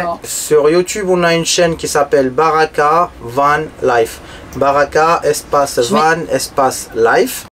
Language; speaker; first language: French; non-native, local second language; Arabic